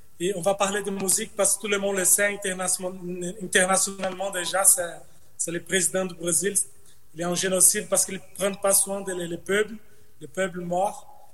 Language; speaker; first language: French; non-native, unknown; Portuguese